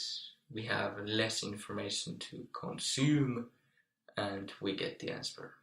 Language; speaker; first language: English; non-native, fluent; Finnish